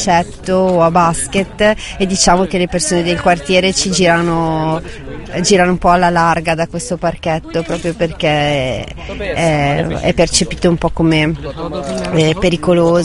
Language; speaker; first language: Italian; native; Italian